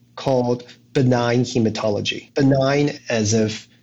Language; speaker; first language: English; non-native, local second language; Cantonese